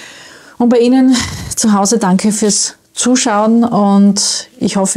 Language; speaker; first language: German; native; German